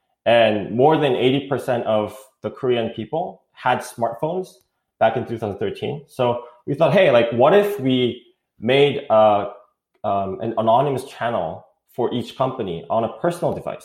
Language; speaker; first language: English; non-native, fluent; Korean